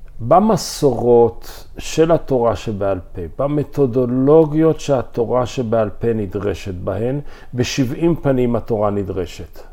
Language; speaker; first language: Hebrew; native; Hebrew